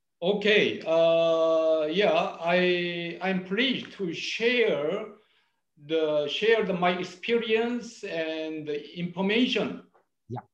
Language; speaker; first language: English; non-native, learner; Korean